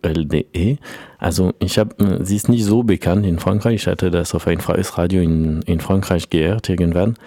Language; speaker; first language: German; non-native, learner; French